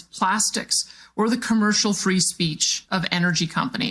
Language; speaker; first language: English; native; English